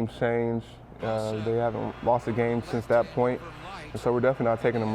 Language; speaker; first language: English; native; English